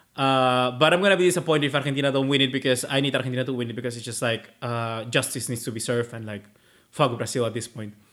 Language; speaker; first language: English; non-native, fluent; Spanish